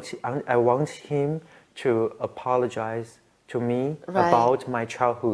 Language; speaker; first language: English; non-native, learner; Chinese